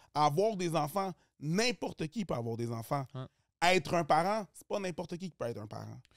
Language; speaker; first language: French; early bilingual, other home language; Haitian Creole